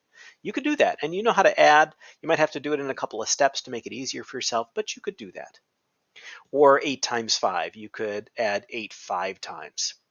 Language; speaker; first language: English; native; English